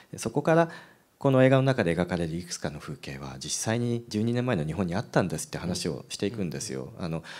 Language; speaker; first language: Japanese; native; Japanese